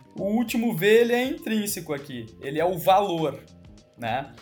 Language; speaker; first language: Portuguese; native; Portuguese